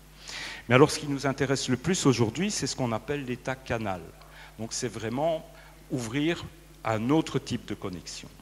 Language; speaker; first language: French; native; French